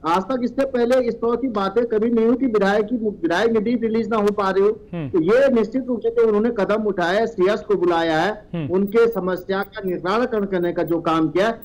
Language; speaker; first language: Hindi; native; Hindi